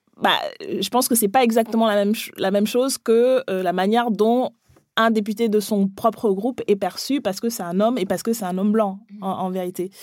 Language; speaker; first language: French; early bilingual, other home language; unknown